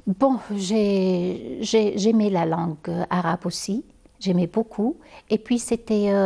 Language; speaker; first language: French; non-native, local second language; Arabic